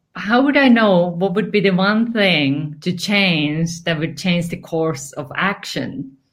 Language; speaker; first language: English; non-native, fluent; Finnish